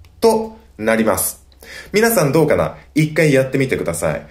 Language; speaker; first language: Japanese; native; Japanese